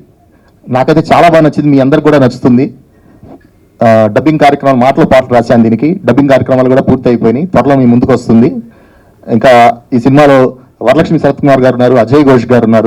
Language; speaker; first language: Telugu; native; Telugu